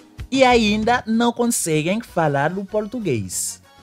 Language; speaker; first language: Portuguese; non-native, local second language; Haitian Creole